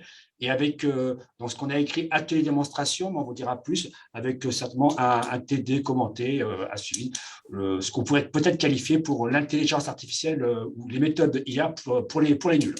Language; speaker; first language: French; native; French